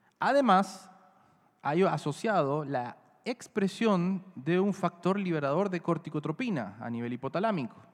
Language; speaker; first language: Spanish; native; Spanish